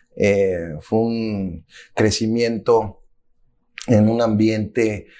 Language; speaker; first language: Spanish; native; Spanish